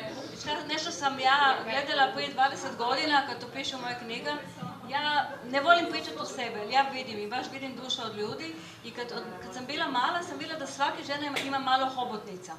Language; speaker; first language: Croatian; non-native, learner; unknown